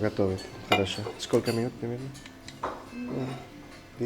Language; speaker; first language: Russian; non-native, learner; Spanish